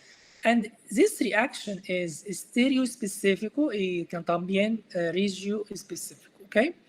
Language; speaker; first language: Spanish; non-native, learner; Arabic